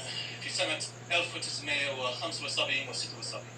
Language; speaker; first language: Arabic; non-native, learner; English